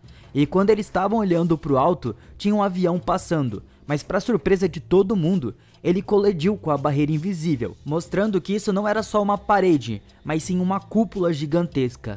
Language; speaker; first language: Portuguese; native; Portuguese